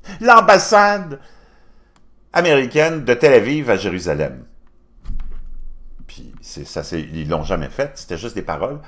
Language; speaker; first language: French; native; French